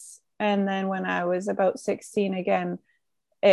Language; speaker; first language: English; native; English